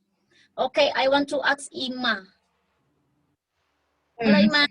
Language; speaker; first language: English; non-native, learner; Indonesian